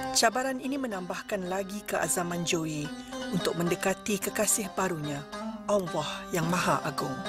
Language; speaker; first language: Malay; native; Malay